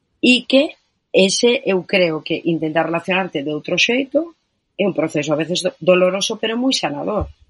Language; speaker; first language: Galician; non-native, local second language; Spanish